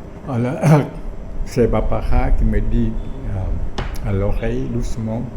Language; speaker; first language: French; non-native, local second language; Vietnamese